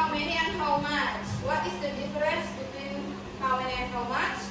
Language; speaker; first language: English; non-native, learner; Indonesian